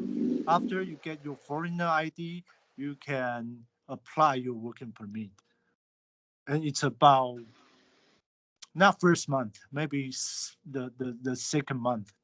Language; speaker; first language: English; non-native, fluent; Chinese